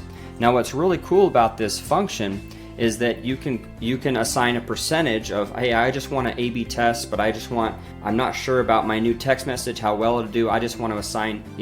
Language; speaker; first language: English; native; English